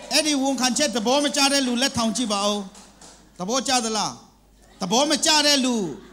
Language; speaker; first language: Burmese; non-native, local second language; Kachin